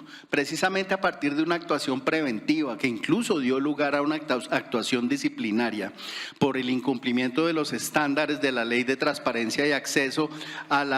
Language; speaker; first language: Spanish; native; Spanish